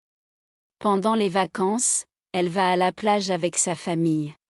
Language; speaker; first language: French; non-native, learner; Arabic